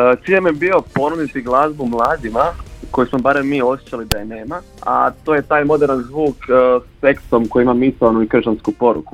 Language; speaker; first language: Croatian; native; Croatian